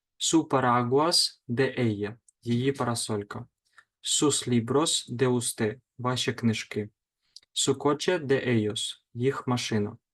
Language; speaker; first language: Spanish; non-native, fluent; Ukrainian